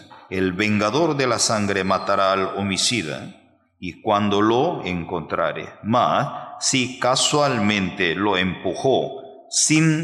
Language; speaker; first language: Spanish; non-native, fluent; Korean